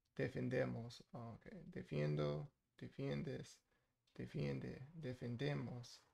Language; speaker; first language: Spanish; non-native, learner; English